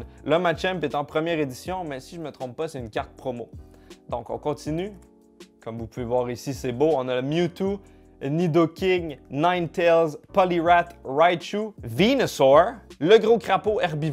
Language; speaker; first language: French; native; French